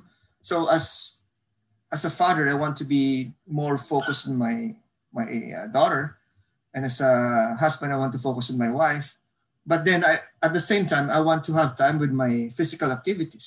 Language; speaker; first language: English; non-native, local second language; Hiligaynon